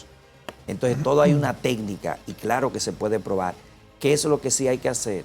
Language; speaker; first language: Spanish; native; Spanish